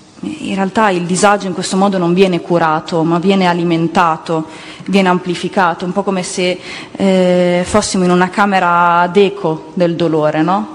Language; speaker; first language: Italian; native; Italian